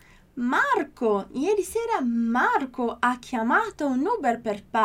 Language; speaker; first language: Italian; non-native, fluent; Portuguese